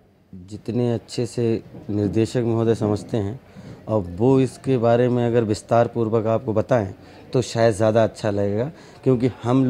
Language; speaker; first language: Hindi; native; Hindi